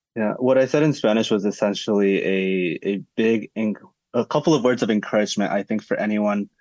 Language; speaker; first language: English; early bilingual, other home language; Spanish